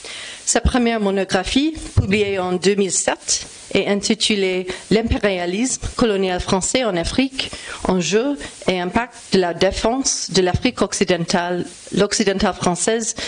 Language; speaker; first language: French; non-native, fluent; English